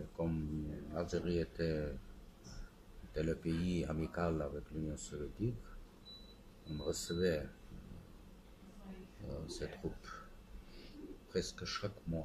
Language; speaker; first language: French; non-native, fluent; Armenian